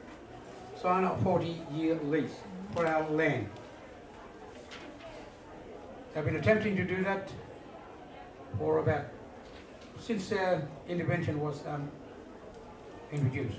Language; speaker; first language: English; non-native, local second language; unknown